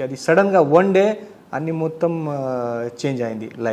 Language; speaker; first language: Telugu; non-native, local second language; Marathi